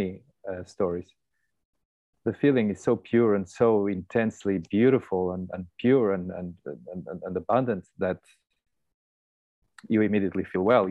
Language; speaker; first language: English; non-native, fluent; Portuguese